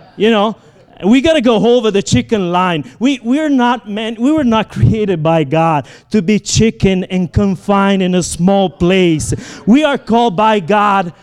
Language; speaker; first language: English; non-native, fluent; Italian